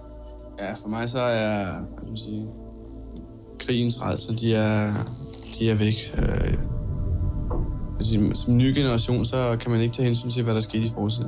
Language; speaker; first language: Danish; native; Danish